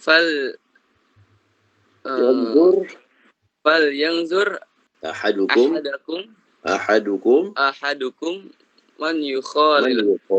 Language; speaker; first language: Arabic; non-native, learner; Indonesian